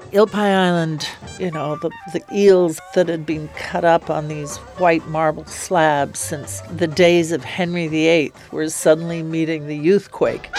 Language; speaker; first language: English; native; English